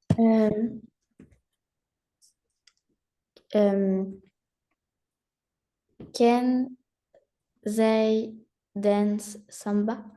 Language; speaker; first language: English; non-native, learner; French